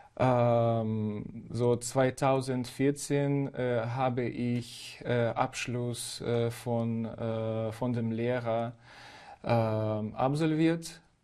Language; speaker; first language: German; non-native, fluent; Ukrainian